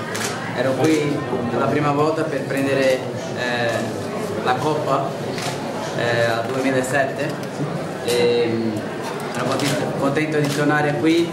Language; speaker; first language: Italian; non-native, fluent; Portuguese